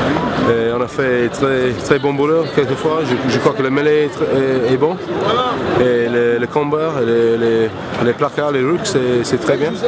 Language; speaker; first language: French; non-native, learner; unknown